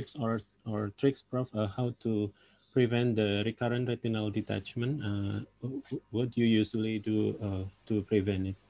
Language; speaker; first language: English; non-native, local second language; Indonesian